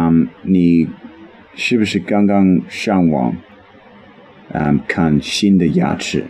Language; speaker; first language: Chinese; non-native, learner; English